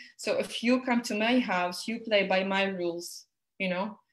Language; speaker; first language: English; non-native, fluent; Arabic